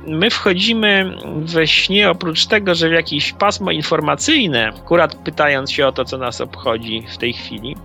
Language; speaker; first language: Polish; native; Polish